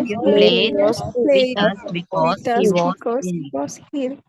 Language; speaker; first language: English; non-native, learner; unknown